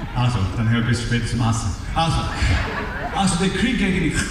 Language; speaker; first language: German; non-native, fluent; English